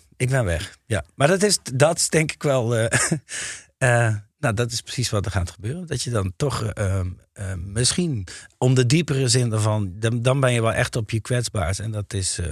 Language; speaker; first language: Dutch; native; Dutch